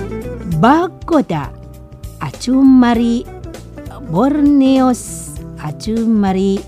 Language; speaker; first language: Japanese; non-native, learner; Indonesian